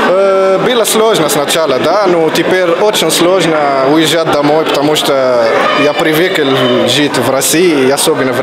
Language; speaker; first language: Russian; non-native, fluent; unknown